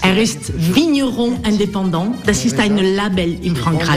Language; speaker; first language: German; non-native, fluent; French